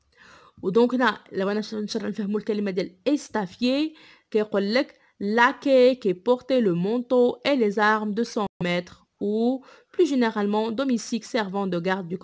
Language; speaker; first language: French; non-native, local second language; Arabic